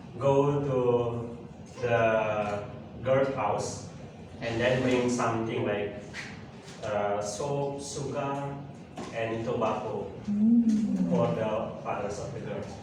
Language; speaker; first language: English; non-native, learner; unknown